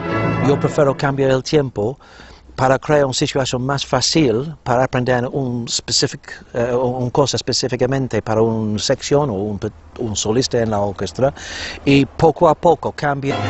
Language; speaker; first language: Spanish; non-native, fluent; English